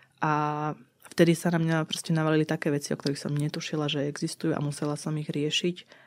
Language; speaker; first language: Slovak; native; Slovak